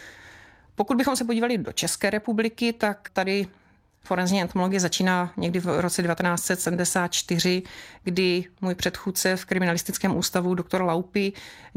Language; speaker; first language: Czech; native; Czech